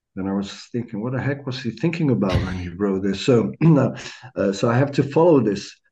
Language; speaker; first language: English; non-native, fluent; Croatian